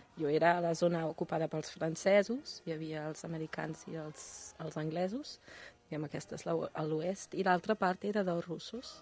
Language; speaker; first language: Catalan; non-native, fluent; German